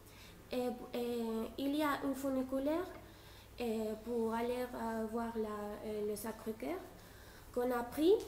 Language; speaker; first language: French; non-native, fluent; Spanish